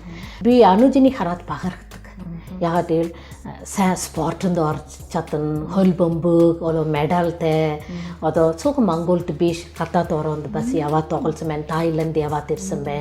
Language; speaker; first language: Mongolian; non-native, fluent; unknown